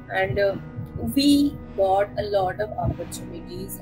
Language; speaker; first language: English; non-native, local second language; Bangla